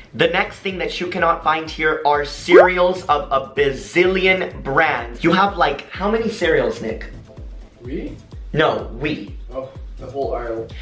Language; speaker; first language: English; native; English